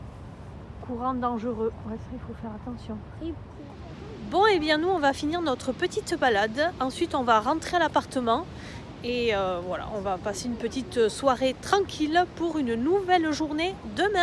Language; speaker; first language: French; native; French